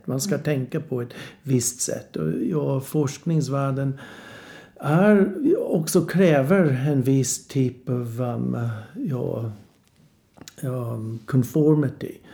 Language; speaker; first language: Swedish; non-native, fluent; English